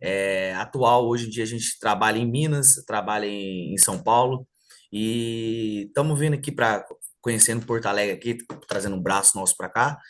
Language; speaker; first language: Portuguese; native; Portuguese